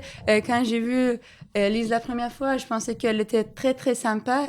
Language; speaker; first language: French; non-native, fluent; Turkish